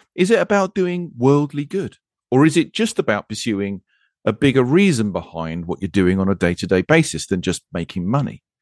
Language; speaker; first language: English; native; English